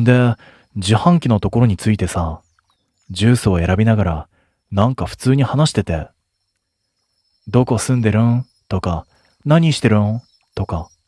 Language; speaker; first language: Japanese; native; Japanese